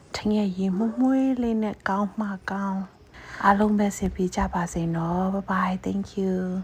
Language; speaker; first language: Burmese; non-native, local second language; Hakha Chin